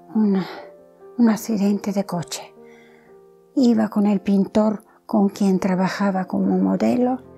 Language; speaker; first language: Spanish; non-native, fluent; Italian